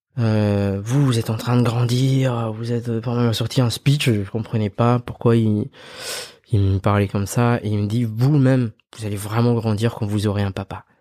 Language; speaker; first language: French; early bilingual, other home language; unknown